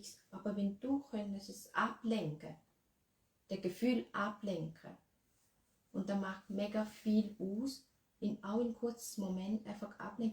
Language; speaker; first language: German; non-native, learner; Thai